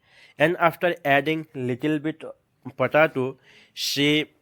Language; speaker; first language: English; non-native, learner; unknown